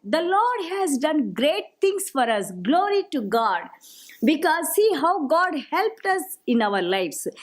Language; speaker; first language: English; non-native, local second language; Telugu